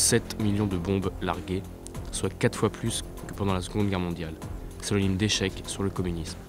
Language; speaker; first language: French; native; French